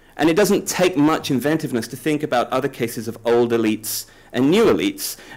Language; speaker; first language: English; native; English